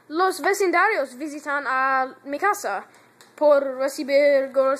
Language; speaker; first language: Spanish; non-native, learner; English